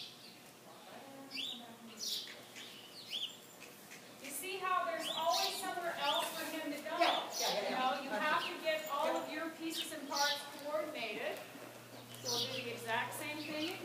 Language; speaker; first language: English; native; English